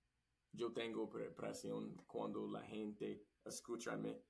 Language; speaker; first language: Spanish; non-native, learner; English